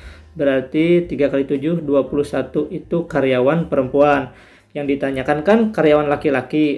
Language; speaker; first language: Indonesian; native; Indonesian